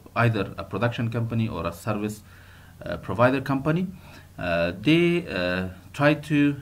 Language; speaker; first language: English; non-native, fluent; Persian